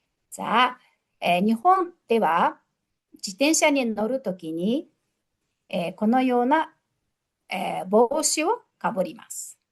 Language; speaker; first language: Japanese; non-native, fluent; Mongolian